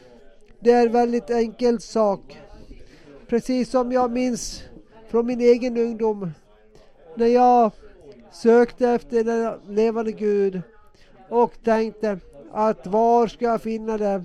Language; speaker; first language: Swedish; non-native, local second language; Finnish